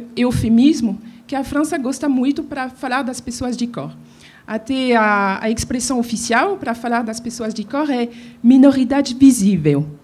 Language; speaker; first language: Portuguese; non-native, fluent; French